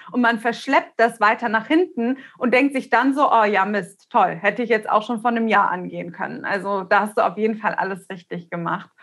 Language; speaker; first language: German; native; German